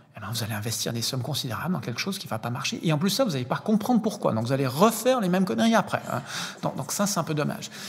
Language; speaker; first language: French; native; French